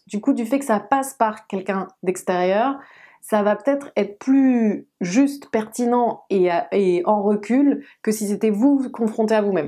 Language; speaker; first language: French; native; French